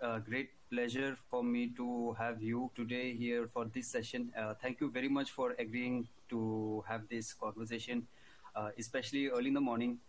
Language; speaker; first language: English; non-native, local second language; Hindi